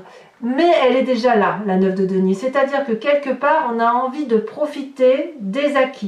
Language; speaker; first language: French; native; French